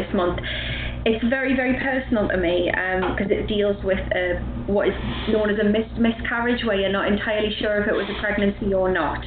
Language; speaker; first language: English; native; English